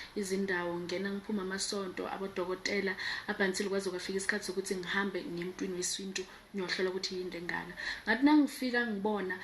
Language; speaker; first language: Zulu; native; Zulu